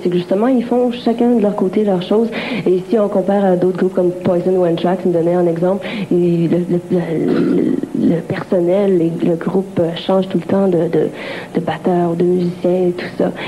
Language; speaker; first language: French; native; French